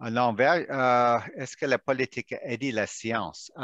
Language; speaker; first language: French; non-native, local second language; English